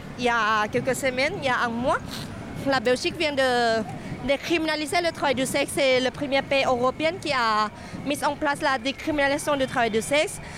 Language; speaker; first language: French; non-native, fluent; Thai